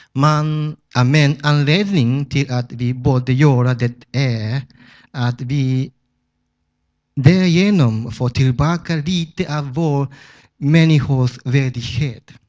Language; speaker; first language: Swedish; non-native, fluent; Japanese